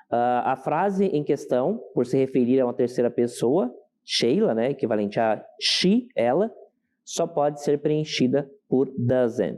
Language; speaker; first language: Portuguese; native; Portuguese